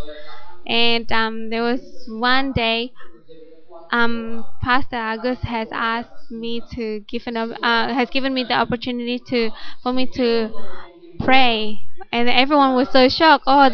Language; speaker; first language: English; non-native, fluent; Indonesian